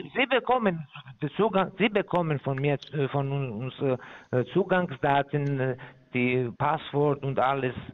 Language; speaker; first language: German; non-native, fluent; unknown